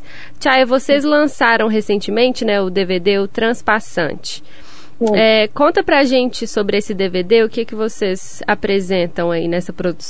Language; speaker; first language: Portuguese; native; Portuguese